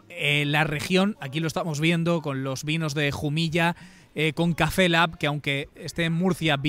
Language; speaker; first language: Spanish; native; Spanish